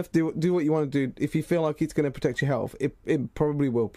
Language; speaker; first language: English; native; English